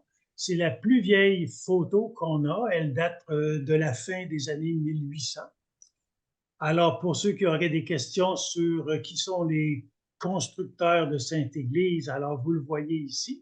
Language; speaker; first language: French; native; French